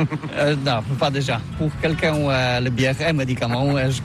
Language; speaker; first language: French; non-native, learner; Polish